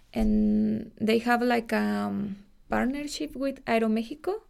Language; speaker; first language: English; non-native, fluent; Spanish